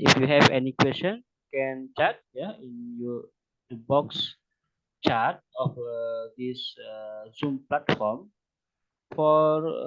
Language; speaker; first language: English; non-native, learner; Indonesian